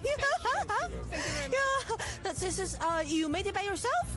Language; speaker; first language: English; non-native, learner; Chinese